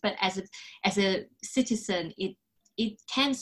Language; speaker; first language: English; non-native, local second language; Cantonese